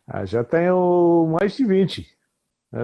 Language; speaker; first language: Portuguese; non-native, fluent; English